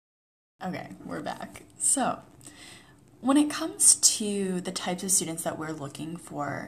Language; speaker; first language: English; native; English